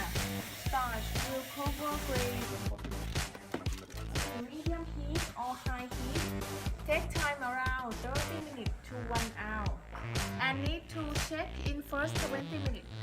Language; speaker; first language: English; non-native, learner; Thai